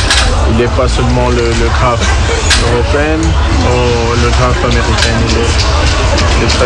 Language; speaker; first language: French; non-native, fluent; Portuguese